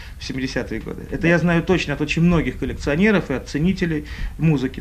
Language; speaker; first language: Russian; native; Russian